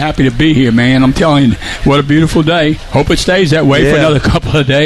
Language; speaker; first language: English; native; English